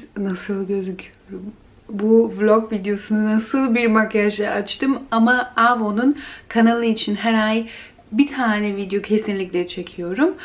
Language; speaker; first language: Turkish; early bilingual, heritage; Turkish